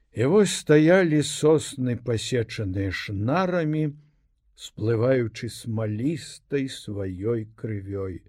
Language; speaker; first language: Belarusian; native; Belarusian